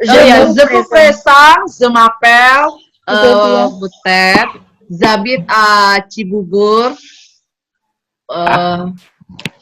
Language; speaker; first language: French; non-native, learner; Indonesian